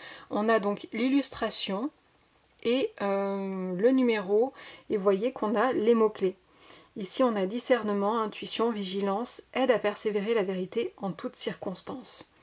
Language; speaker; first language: French; native; French